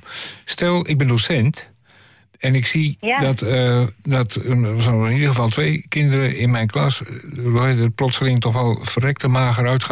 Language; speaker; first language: Dutch; native; Dutch